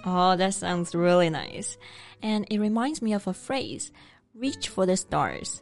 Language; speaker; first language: English; non-native, fluent; Chinese